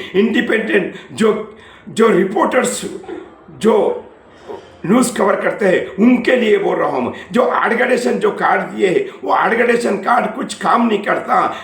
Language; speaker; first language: Hindi; non-native, local second language; Telugu